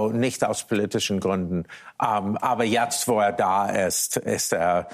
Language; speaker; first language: German; non-native, fluent; English